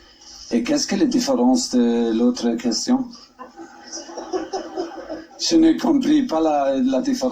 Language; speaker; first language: French; non-native, learner; German